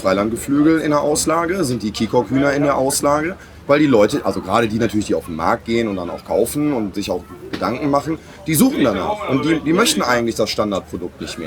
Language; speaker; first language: German; native; German